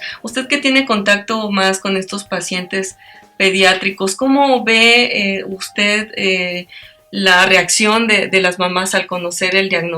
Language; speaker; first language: Spanish; native; Spanish